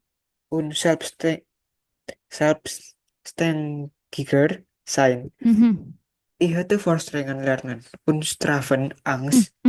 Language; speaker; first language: German; non-native, learner; Indonesian